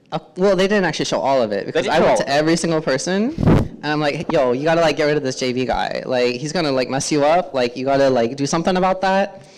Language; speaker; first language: English; native; English